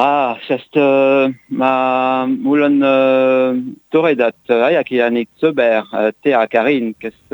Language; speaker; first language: Estonian; non-native, learner; French